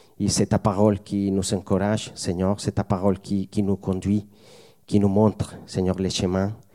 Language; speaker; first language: French; non-native, fluent; Spanish